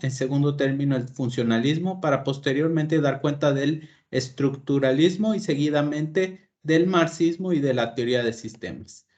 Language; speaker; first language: Spanish; native; Spanish